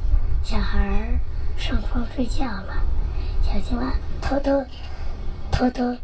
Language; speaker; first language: Chinese; native; Chinese